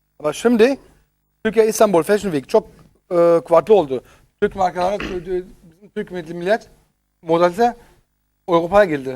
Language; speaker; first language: Turkish; early bilingual, heritage; Turkish